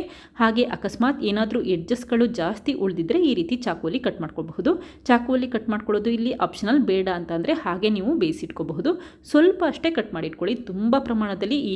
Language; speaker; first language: Kannada; native; Kannada